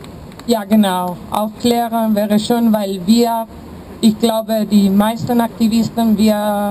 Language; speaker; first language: German; non-native, fluent; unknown